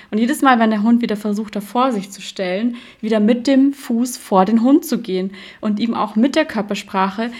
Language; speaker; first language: German; native; German